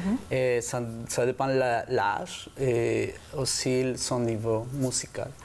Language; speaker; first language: French; non-native, fluent; Spanish